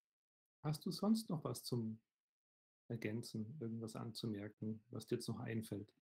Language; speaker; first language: German; native; German